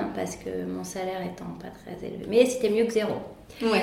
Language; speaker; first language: French; native; French